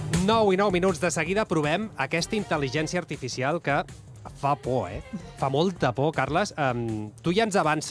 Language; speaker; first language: Catalan; native; Catalan